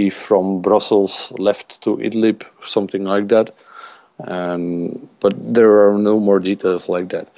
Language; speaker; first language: English; non-native, fluent; Dutch